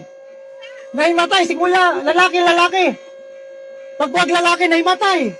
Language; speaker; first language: Filipino; non-native, local second language; Cebuano